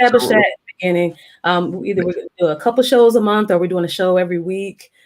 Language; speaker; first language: English; native; English